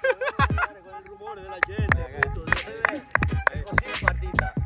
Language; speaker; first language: Italian; non-native, learner; Spanish